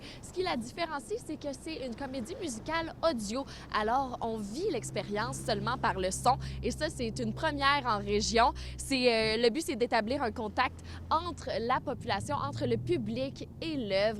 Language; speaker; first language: French; native; French